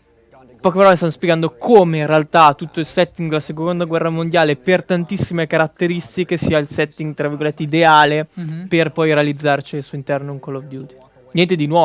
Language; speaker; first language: Italian; native; Italian